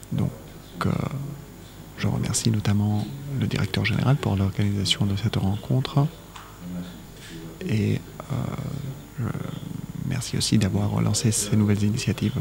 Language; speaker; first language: French; non-native, fluent; Spanish